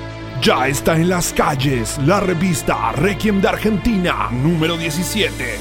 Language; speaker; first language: Spanish; native; Spanish